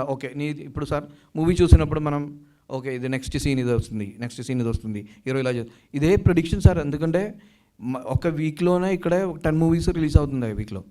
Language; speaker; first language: Telugu; non-native, local second language; Malayalam